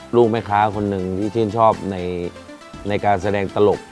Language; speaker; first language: Thai; native; Thai